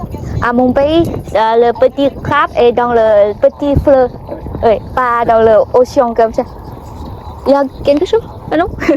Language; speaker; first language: French; non-native, learner; Vietnamese